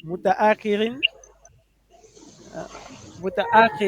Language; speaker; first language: Arabic; non-native, fluent; French